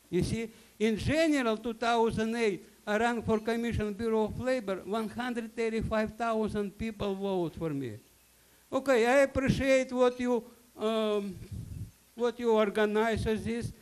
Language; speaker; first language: English; non-native, learner; Russian